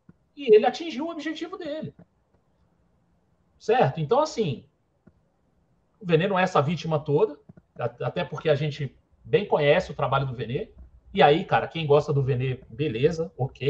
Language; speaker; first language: Portuguese; native; Portuguese